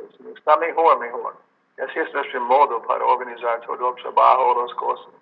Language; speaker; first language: Spanish; non-native, learner; English